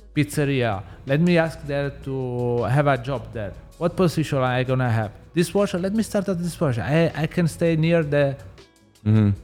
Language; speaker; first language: English; non-native, learner; Italian